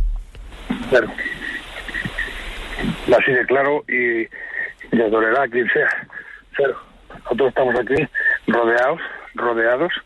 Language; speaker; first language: Spanish; native; Spanish